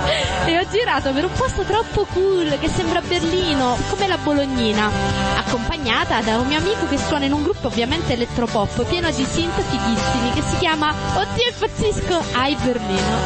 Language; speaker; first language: Italian; native; Italian